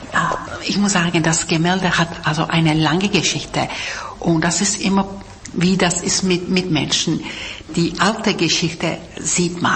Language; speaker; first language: German; non-native, fluent; Czech